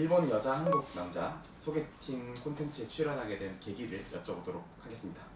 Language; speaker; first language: Korean; native; Korean